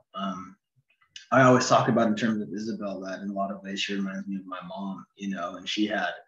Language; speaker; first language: English; native; English